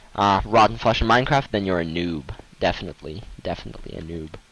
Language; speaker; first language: English; non-native, fluent; Russian